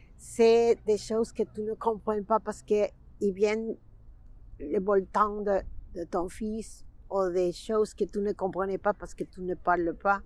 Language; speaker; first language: French; non-native, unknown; Spanish